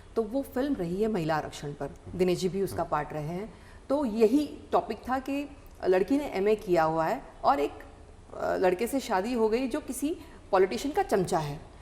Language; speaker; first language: Hindi; non-native, local second language; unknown